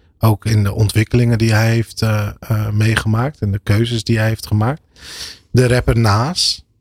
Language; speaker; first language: Dutch; early bilingual, other home language; Arabic